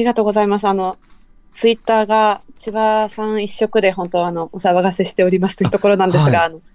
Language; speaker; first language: Japanese; native; Japanese